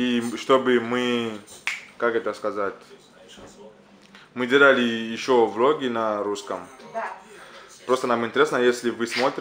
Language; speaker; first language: Russian; non-native, learner; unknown